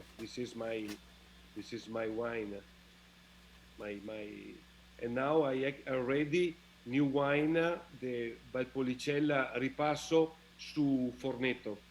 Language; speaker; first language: English; non-native, learner; Italian